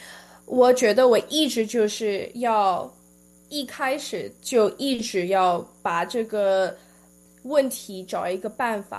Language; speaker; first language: Chinese; early bilingual, heritage; Chinese